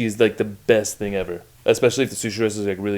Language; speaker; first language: English; native; English